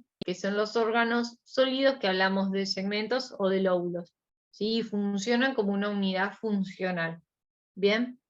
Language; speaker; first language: Spanish; native; Spanish